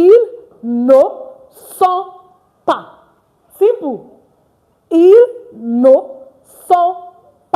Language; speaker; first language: French; non-native, fluent; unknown